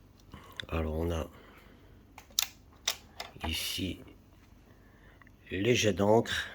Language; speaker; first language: French; native; French